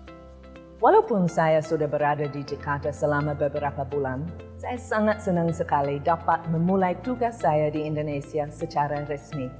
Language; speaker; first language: Indonesian; non-native, fluent; English